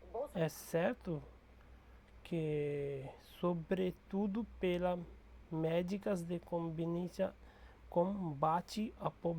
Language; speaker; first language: Portuguese; non-native, learner; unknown